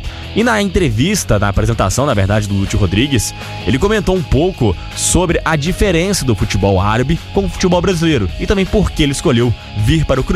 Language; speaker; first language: Portuguese; native; Portuguese